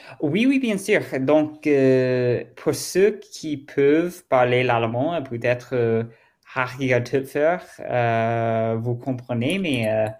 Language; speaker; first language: French; non-native, learner; German